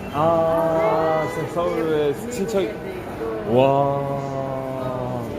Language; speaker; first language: Japanese; non-native, fluent; Korean